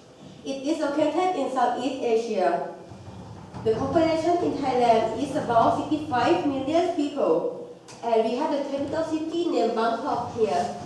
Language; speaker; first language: English; non-native, local second language; Thai